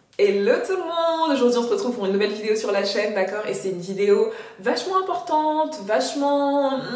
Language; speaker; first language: French; native; French